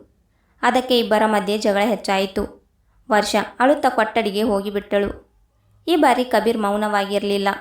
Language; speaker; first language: Kannada; native; Kannada